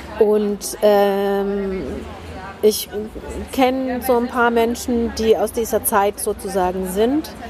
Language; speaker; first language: German; early bilingual, heritage; German